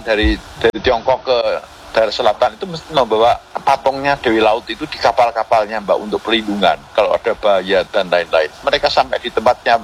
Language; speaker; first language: Indonesian; native; Indonesian